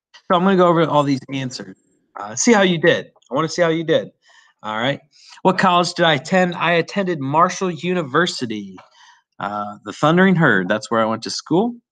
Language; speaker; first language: English; native; English